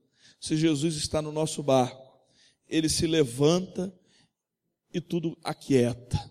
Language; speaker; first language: Portuguese; native; Portuguese